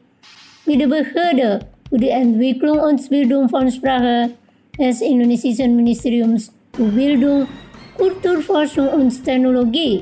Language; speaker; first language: German; non-native, fluent; Indonesian